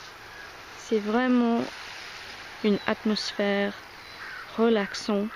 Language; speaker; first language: French; non-native, fluent; English